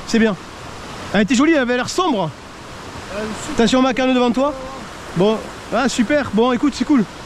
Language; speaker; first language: French; native; French